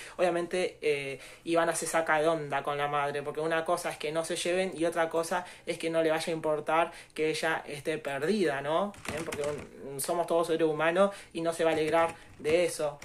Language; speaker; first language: Spanish; native; Spanish